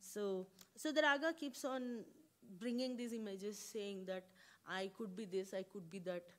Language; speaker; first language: English; non-native, local second language; Kannada